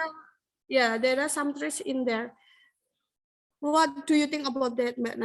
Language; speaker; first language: English; non-native, learner; Indonesian